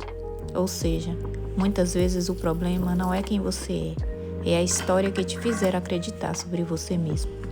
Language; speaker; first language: Portuguese; native; Portuguese